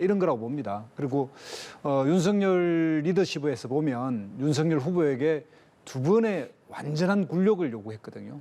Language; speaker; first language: Korean; native; Korean